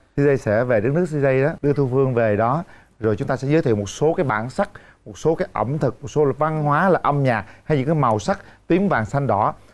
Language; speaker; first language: Vietnamese; native; Vietnamese